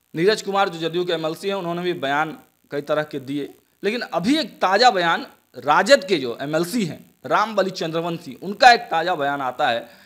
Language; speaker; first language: Hindi; native; Hindi